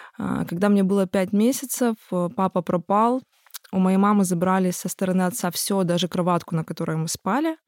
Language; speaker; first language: Russian; native; Russian